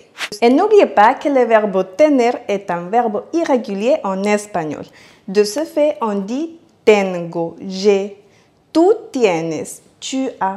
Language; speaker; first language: French; non-native, fluent; Spanish